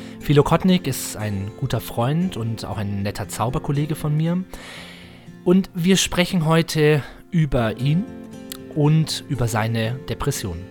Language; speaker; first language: German; native; German